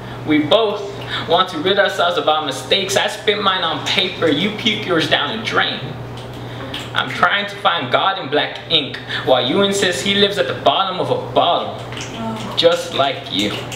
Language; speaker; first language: English; native; English